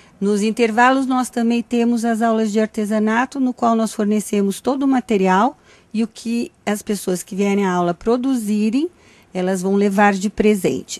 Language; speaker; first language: Portuguese; native; Portuguese